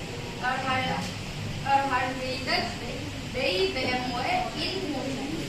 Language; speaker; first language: German; non-native, learner; Indonesian